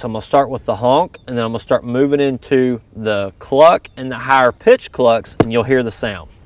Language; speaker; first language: English; native; English